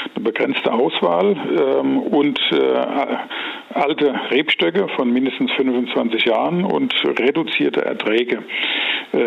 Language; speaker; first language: German; native; German